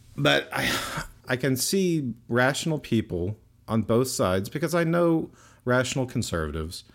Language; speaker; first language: English; native; English